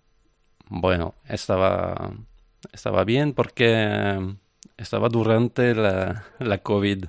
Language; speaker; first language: Spanish; non-native, fluent; French